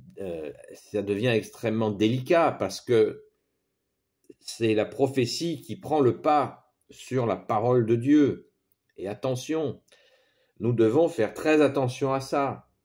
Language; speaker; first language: French; native; French